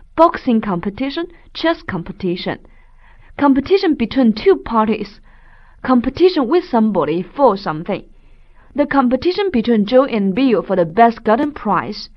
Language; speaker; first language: English; non-native, fluent; Chinese